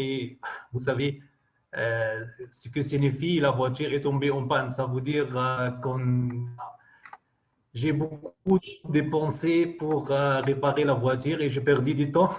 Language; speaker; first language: French; non-native, fluent; Arabic